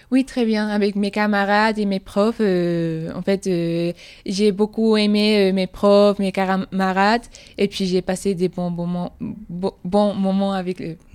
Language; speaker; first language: French; non-native, fluent; Spanish